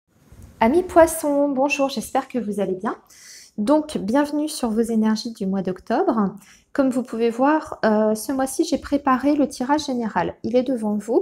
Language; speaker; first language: French; native; French